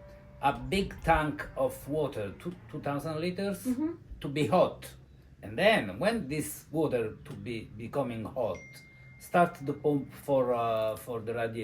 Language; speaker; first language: English; non-native, learner; Italian